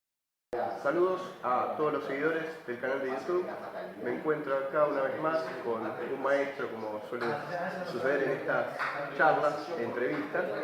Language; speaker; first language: Spanish; native; Spanish